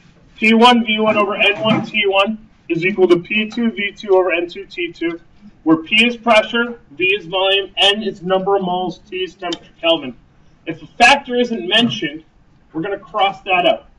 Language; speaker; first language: English; native; English